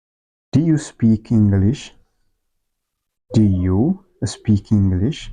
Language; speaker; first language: English; non-native, local second language; Oromo